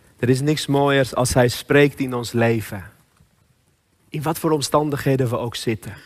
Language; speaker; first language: Dutch; non-native, fluent; Armenian